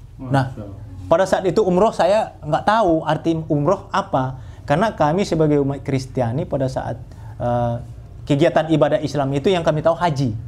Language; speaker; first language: Indonesian; non-native, local second language; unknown